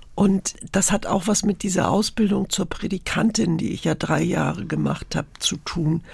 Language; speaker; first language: German; native; German